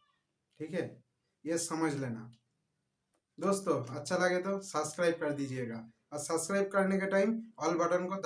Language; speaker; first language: Hindi; non-native, local second language; Bangla